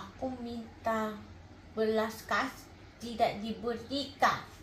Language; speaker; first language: Indonesian; non-native, learner; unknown